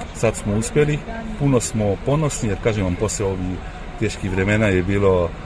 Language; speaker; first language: Serbian; early bilingual, heritage; French